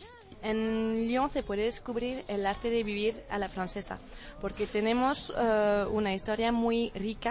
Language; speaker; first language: Spanish; non-native, fluent; French